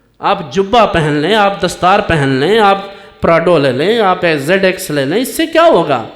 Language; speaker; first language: Urdu; non-native, local second language; Punjabi